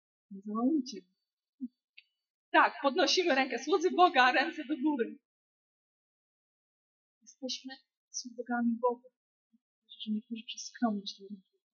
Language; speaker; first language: Polish; native; Polish